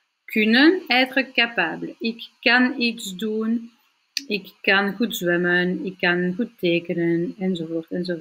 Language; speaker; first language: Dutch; non-native, fluent; French